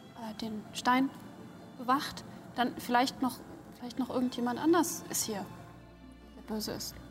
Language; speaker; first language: German; non-native, learner; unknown